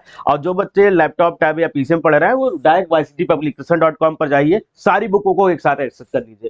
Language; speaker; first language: Hindi; native; Hindi